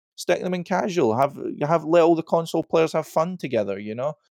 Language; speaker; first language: English; native; English